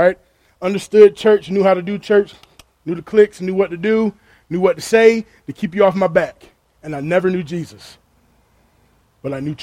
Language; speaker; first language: English; native; English